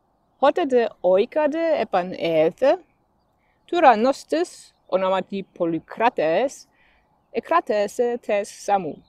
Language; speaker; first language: Greek; non-native, fluent; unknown